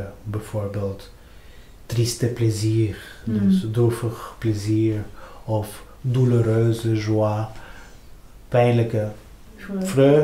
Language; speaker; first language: Dutch; non-native, fluent; Spanish